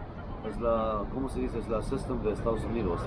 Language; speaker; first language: Spanish; non-native, learner; Arabic